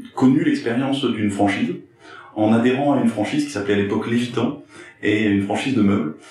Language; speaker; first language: French; native; French